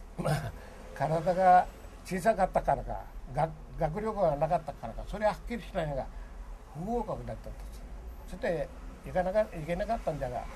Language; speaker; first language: Japanese; early bilingual, other home language; Korean